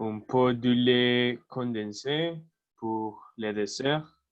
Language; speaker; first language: French; non-native, learner; Spanish